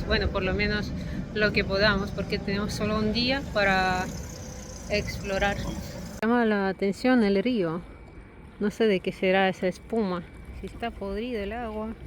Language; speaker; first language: Spanish; non-native, fluent; Russian